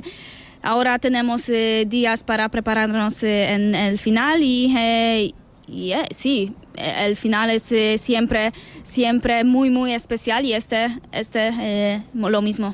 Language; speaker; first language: Spanish; non-native, learner; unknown